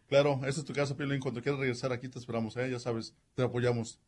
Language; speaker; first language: Spanish; native; Spanish